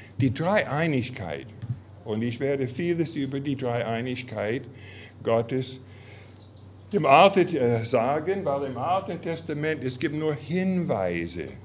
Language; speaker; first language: German; non-native, fluent; English